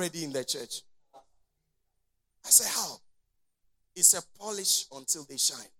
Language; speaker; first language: English; non-native, local second language; Akan